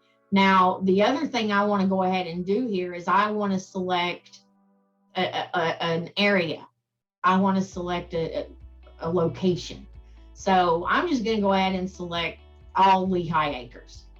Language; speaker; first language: English; native; English